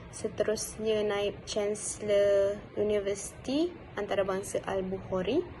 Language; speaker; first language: Malay; native; Malay